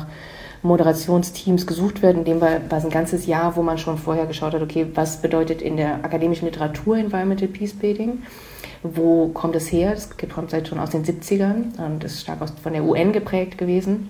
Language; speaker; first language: German; native; German